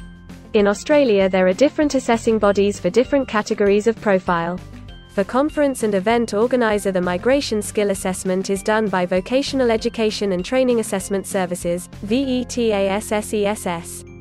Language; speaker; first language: English; non-native, local second language; Hindi